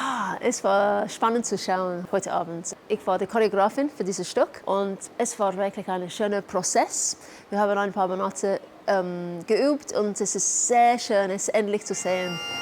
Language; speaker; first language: German; non-native, fluent; English